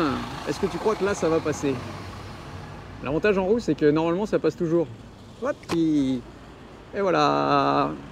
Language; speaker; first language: French; native; French